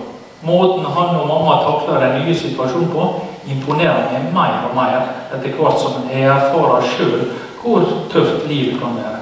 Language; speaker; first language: Norwegian; native; Norwegian